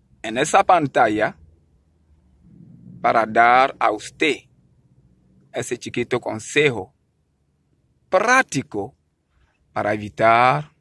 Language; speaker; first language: Spanish; non-native, learner; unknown